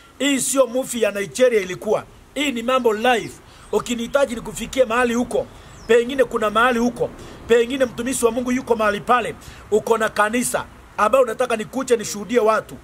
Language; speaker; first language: Swahili; non-native, local second language; Gusii